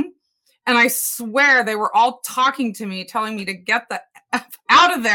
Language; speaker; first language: English; native; English